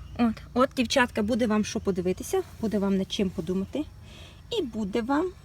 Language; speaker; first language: Ukrainian; native; Ukrainian